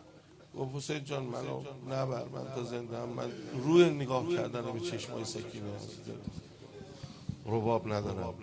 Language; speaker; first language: Persian; native; Persian